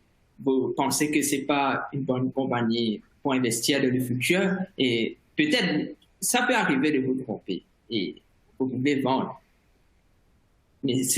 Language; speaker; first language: French; non-native, fluent; Morisyen